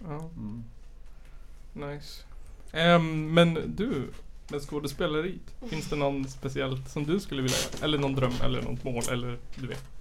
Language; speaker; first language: Swedish; native; Swedish